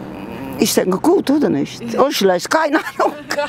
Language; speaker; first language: German; non-native, learner; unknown